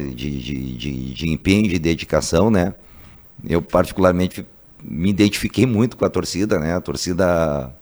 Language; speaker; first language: Portuguese; native; Portuguese